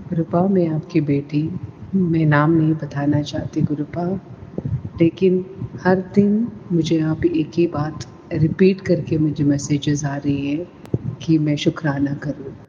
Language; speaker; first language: Hindi; non-native, local second language; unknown